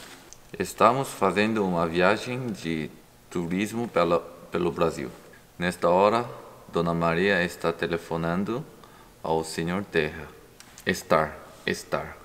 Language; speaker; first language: Portuguese; non-native, learner; Korean